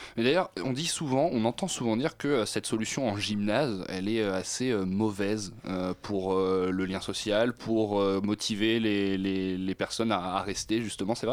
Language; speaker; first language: French; native; French